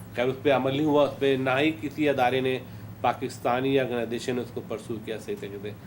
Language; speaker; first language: Urdu; native; Urdu